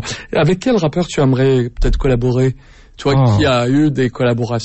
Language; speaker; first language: French; native; French